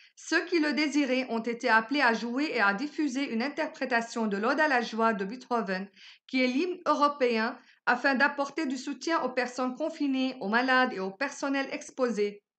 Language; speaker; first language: French; non-native, local second language; Arabic